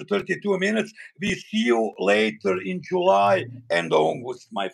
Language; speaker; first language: English; non-native, learner; Bosnian